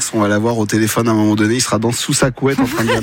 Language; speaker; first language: French; native; French